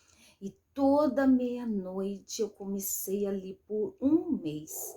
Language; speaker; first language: Portuguese; native; Portuguese